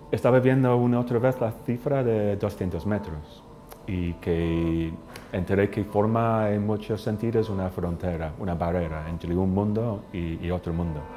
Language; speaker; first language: Spanish; non-native, fluent; English